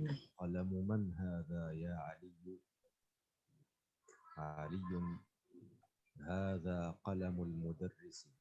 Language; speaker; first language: Arabic; non-native, learner; Indonesian